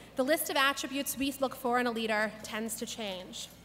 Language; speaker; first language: English; native; English